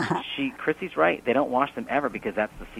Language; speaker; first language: English; native; English